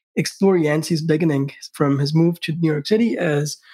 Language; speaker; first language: English; non-native, local second language; Hindi